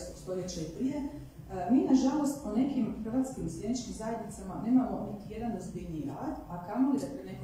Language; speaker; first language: Croatian; native; Croatian